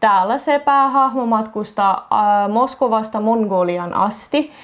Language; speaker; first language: Finnish; non-native, fluent; Russian